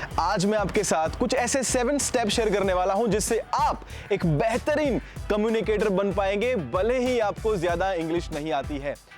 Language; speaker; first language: Hindi; non-native, local second language; Gujarati